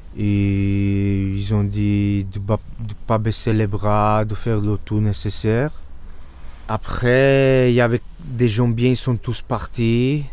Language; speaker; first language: French; non-native, local second language; Mandingo